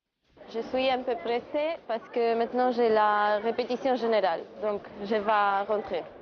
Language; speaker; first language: French; non-native, learner; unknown